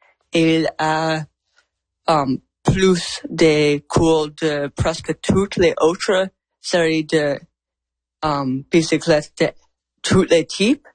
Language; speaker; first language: French; non-native, learner; English